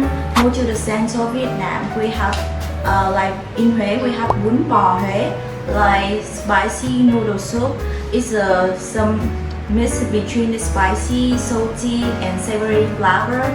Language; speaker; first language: English; non-native, fluent; Vietnamese